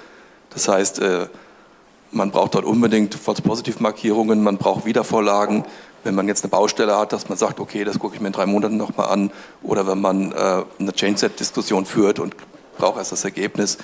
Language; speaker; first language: German; native; German